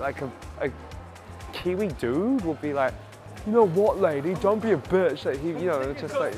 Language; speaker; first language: English; early bilingual, other home language; Korean